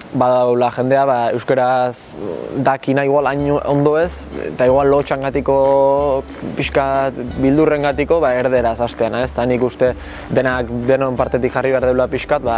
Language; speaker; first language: Basque; native; Basque